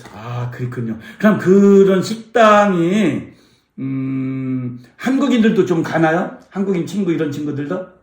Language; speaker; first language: Korean; native; Korean